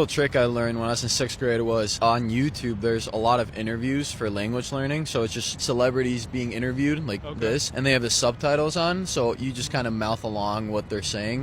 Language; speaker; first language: English; early bilingual, other home language; Spanish